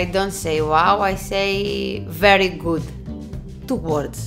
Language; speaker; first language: English; non-native, fluent; Greek